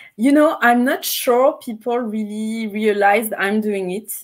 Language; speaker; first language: English; non-native, fluent; French